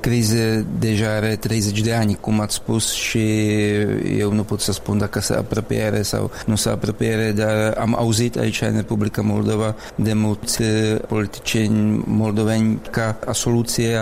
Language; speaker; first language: Romanian; non-native, learner; Czech